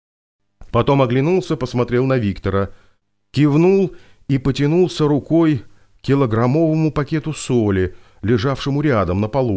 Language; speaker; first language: Russian; native; Russian